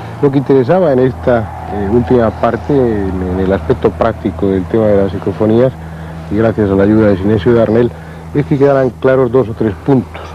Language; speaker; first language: Spanish; native; Spanish